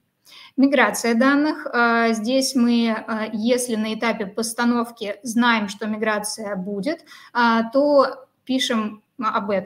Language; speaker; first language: Russian; native; Russian